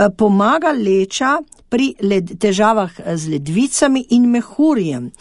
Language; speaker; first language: Slovenian; native; Slovenian